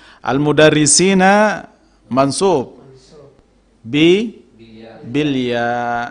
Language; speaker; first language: Arabic; non-native, fluent; Indonesian